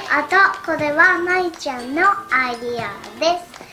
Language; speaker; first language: Japanese; early bilingual, heritage; Japanese